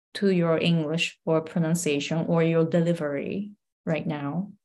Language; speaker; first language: English; non-native, fluent; Japanese